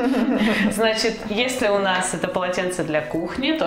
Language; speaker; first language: Russian; native; Russian